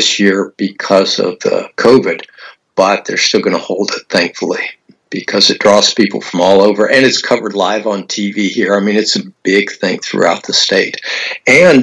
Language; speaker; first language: English; native; English